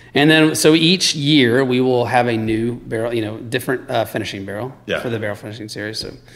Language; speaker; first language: English; native; English